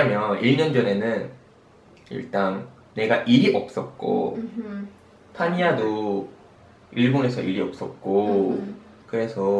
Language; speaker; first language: Korean; non-native, fluent; Japanese